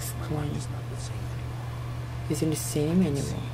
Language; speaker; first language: English; non-native, learner; Indonesian